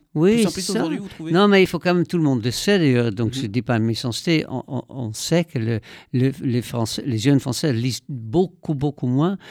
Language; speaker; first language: French; non-native, fluent; Dutch